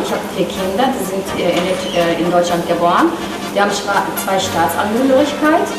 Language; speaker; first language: German; non-native, learner; Turkish